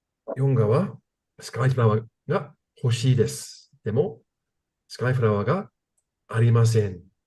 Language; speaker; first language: Japanese; non-native, learner; English